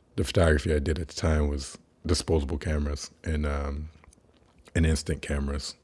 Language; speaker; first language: English; native; English